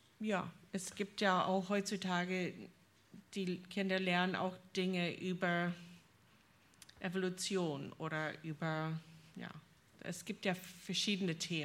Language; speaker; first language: German; non-native, fluent; English